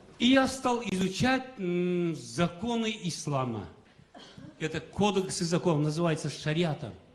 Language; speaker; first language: Russian; non-native, local second language; Kazakh